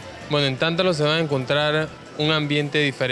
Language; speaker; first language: Portuguese; non-native, learner; Spanish